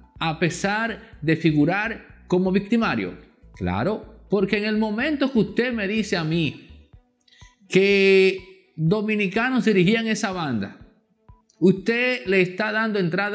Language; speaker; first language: Spanish; native; Spanish